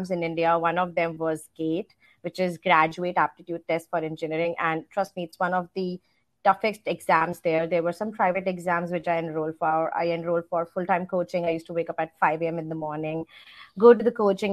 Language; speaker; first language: English; non-native, local second language; Hindi